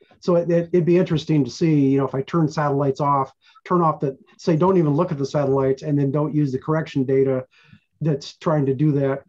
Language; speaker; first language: English; native; English